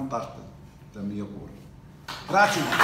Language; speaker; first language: Italian; non-native, learner; Dutch